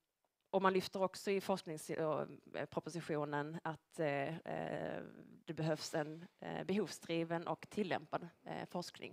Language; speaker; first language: Swedish; native; Swedish